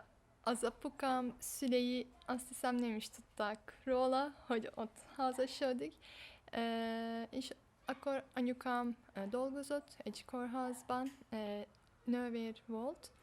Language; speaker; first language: Hungarian; early bilingual, heritage; Turkish